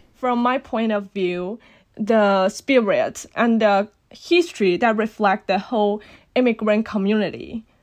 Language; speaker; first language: English; non-native, fluent; Cantonese